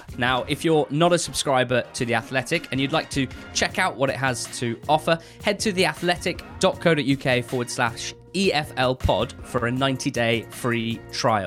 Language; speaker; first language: English; native; English